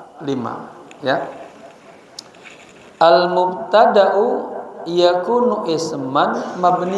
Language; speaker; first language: Arabic; non-native, fluent; Indonesian